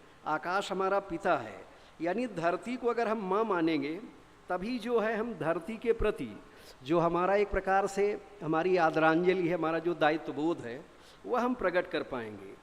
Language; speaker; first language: Hindi; native; Hindi